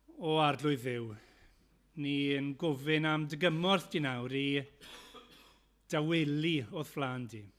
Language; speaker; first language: Welsh; native; Welsh